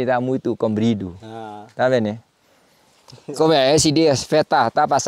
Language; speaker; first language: Portuguese; non-native, learner; Vietnamese